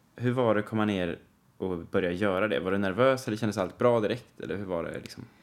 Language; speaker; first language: Swedish; native; Swedish